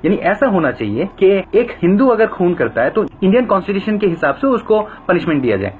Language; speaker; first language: Hindi; non-native, fluent; Bangla